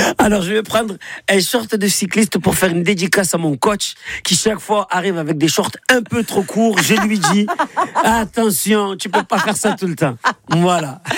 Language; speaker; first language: French; native; French